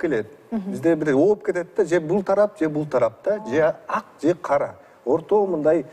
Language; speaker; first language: Kyrgyz; native; Kyrgyz